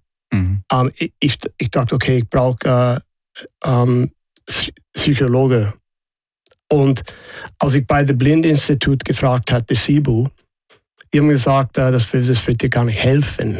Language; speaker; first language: German; non-native, fluent; English